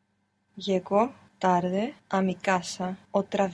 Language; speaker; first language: Spanish; non-native, learner; English